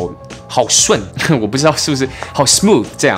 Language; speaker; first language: Chinese; early bilingual, heritage; English